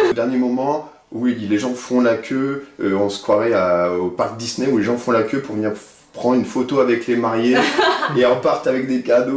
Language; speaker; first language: French; native; French